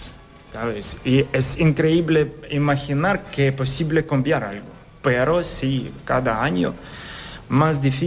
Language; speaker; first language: Spanish; non-native, learner; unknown